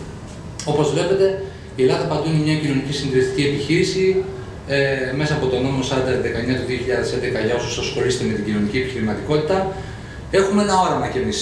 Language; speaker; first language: Greek; native; Greek